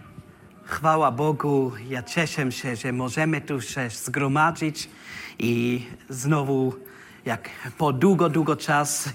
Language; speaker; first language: Polish; non-native, learner; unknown